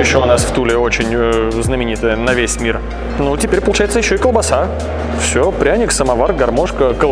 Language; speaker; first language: Russian; native; Russian